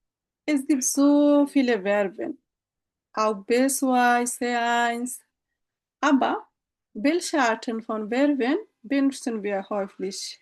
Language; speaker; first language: German; non-native, fluent; Bangla